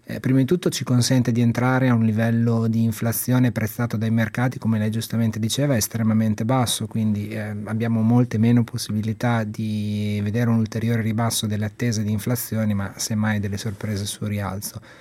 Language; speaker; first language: Italian; native; Italian